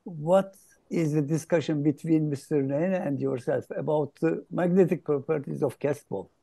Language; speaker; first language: English; non-native, fluent; Turkish